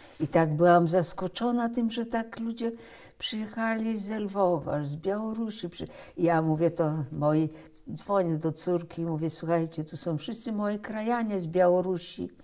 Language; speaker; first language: Polish; early bilingual, heritage; Polish